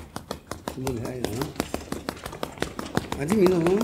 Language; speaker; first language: Russian; non-native, learner; Chinese